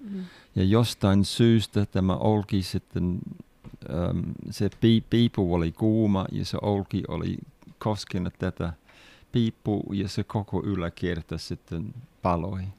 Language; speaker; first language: Finnish; non-native, fluent; English